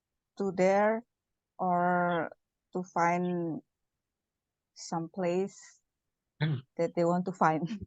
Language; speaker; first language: English; non-native, learner; Indonesian